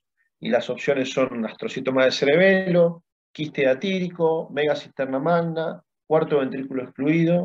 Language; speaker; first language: Spanish; native; Spanish